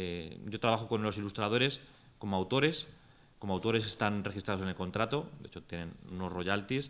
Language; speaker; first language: Spanish; native; Spanish